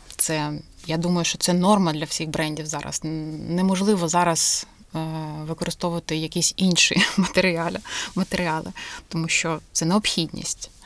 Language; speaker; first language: Ukrainian; non-native, local second language; Russian